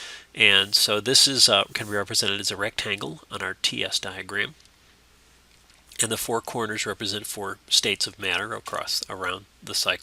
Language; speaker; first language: English; native; English